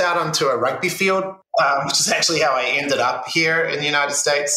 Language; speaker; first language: English; native; English